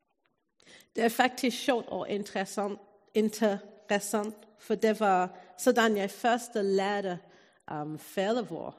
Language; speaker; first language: Danish; non-native, fluent; English